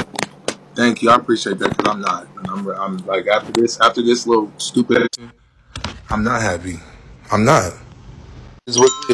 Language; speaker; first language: English; native; English